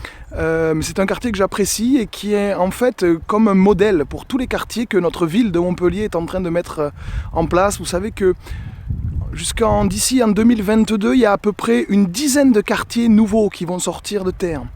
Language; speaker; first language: French; native; French